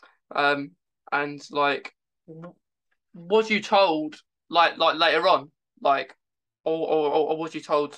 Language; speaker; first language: English; native; English